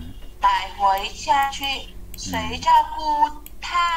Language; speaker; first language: Chinese; non-native, learner; Vietnamese